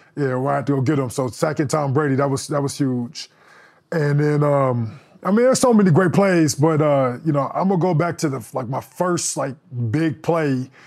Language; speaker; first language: English; native; English